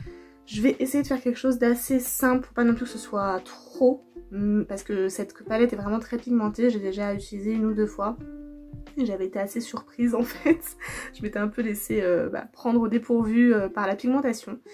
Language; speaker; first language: French; native; French